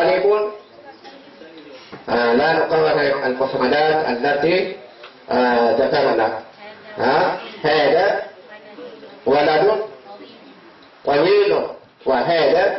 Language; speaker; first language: Arabic; non-native, fluent; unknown